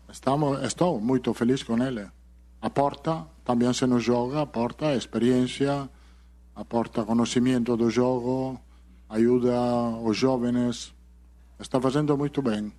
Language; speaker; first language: Portuguese; non-native, learner; Italian